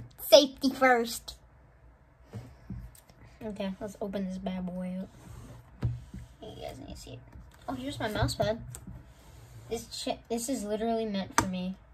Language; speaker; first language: English; native; English